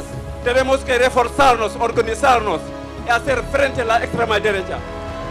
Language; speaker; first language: Spanish; non-native, fluent; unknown